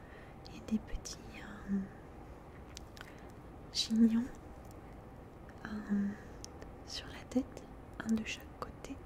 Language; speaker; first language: French; early bilingual, heritage; French